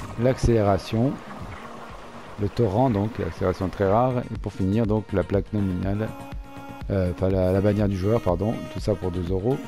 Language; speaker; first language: French; native; French